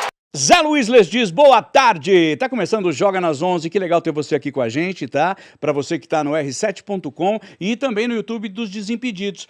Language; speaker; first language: Portuguese; native; Portuguese